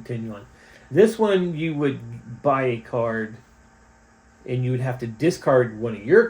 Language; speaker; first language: English; native; English